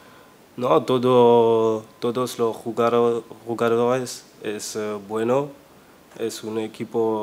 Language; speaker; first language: Spanish; non-native, learner; French